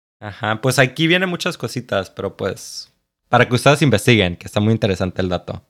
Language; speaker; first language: Spanish; native; Spanish